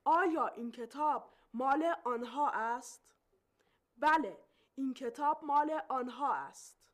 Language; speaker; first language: Persian; non-native, learner; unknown